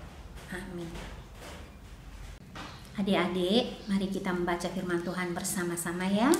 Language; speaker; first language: Indonesian; native; Indonesian